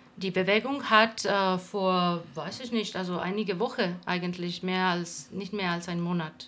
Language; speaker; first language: German; non-native, fluent; Spanish